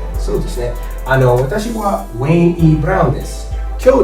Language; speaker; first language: Japanese; non-native, learner; English